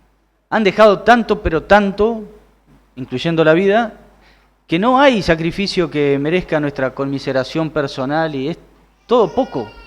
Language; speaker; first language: Spanish; native; Spanish